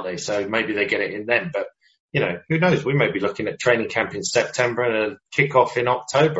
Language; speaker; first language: English; native; English